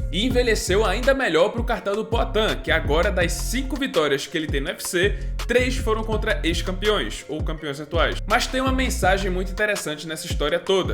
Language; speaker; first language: Portuguese; native; Portuguese